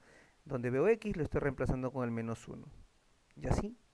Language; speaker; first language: Spanish; native; Spanish